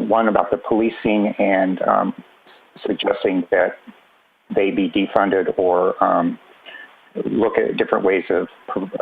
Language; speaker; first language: English; native; English